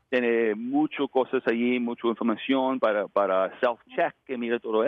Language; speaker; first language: Spanish; non-native, learner; English